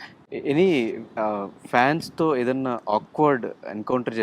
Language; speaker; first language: Telugu; native; Telugu